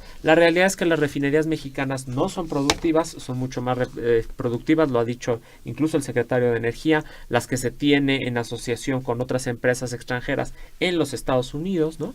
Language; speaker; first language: Spanish; native; Spanish